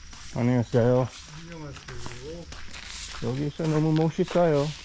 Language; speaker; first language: Korean; non-native, learner; English